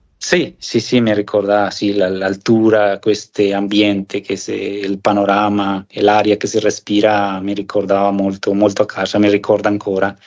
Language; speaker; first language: Italian; non-native, fluent; Spanish